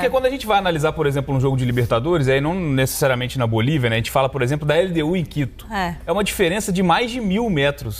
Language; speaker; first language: Portuguese; native; Portuguese